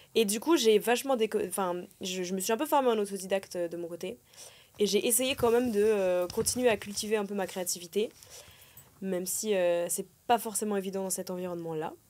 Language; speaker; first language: French; native; French